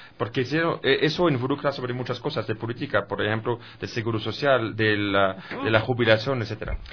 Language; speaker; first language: Spanish; non-native, fluent; French